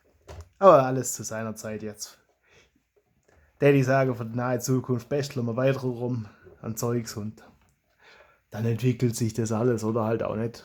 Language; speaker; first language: German; native; German